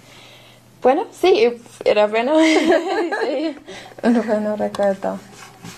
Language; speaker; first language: Spanish; non-native, learner; English